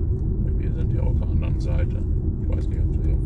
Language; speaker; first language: German; native; German